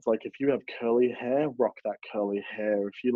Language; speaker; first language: English; native; English